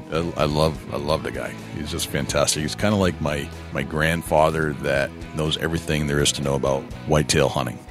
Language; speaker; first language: English; native; English